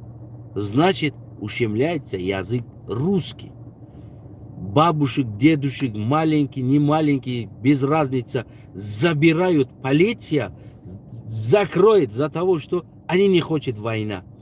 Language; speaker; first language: Russian; non-native, local second language; Tajik